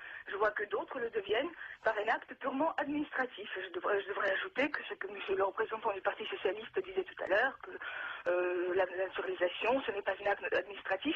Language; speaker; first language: French; non-native, fluent; Russian